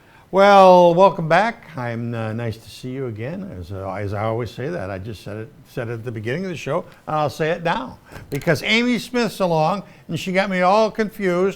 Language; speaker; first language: English; native; English